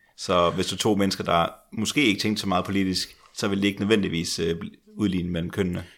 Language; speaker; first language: Danish; native; Danish